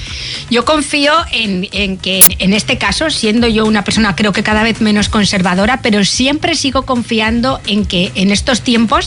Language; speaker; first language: Spanish; native; Spanish